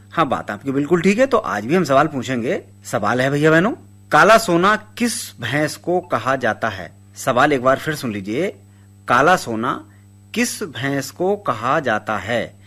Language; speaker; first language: Hindi; native; Hindi